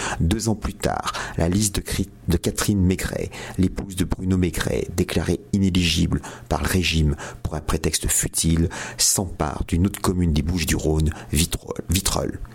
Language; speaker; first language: French; native; French